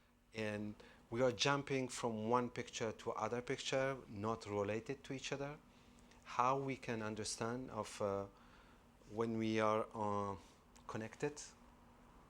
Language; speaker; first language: English; non-native, fluent; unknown